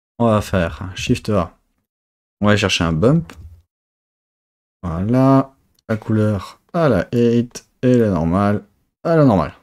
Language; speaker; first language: French; native; French